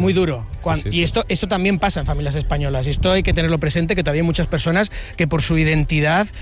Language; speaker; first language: Spanish; native; Spanish